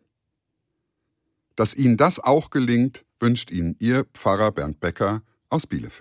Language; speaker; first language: German; native; German